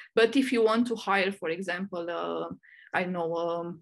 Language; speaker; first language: English; non-native, fluent; Romanian